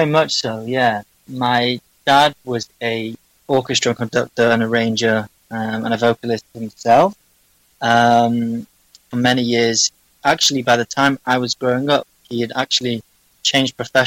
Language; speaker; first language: English; native; English